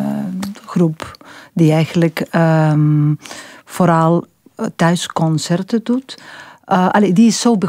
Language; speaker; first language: Dutch; non-native, local second language; French